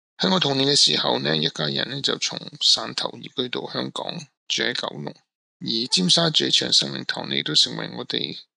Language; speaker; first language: Cantonese; non-native, local second language; Min Nan Chinese